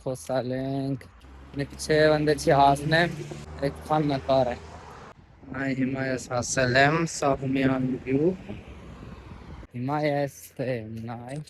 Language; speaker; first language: Armenian; non-native, learner; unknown